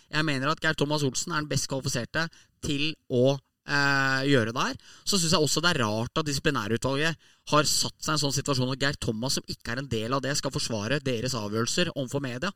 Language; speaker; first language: Norwegian; native; Norwegian